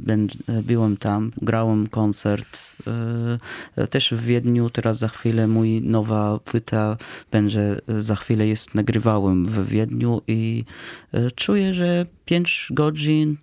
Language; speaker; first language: Polish; non-native, fluent; Arabic